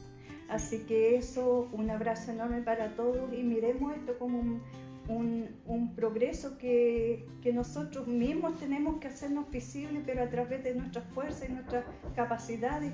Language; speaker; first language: Spanish; native; Spanish